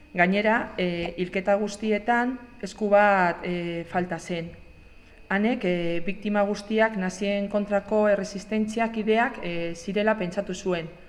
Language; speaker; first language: Basque; non-native, local second language; Spanish